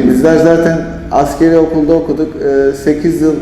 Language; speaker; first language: Turkish; native; Turkish